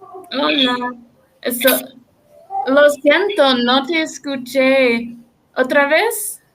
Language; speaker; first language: Spanish; non-native, learner; English